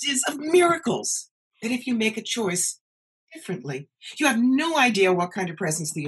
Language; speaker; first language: English; native; English